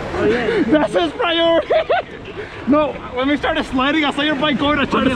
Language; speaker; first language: English; native; English